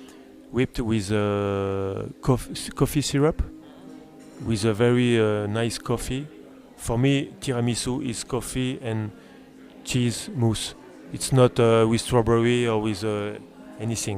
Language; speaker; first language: English; non-native, learner; French